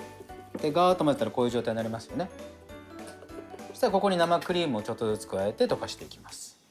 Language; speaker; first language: Japanese; native; Japanese